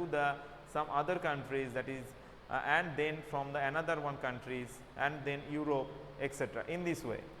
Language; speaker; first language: English; non-native, local second language; Bangla